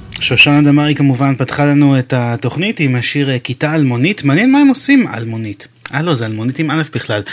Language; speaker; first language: Hebrew; native; Hebrew